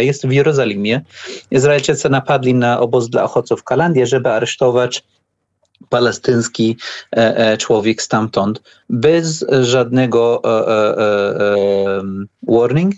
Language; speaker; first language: Polish; non-native, learner; Arabic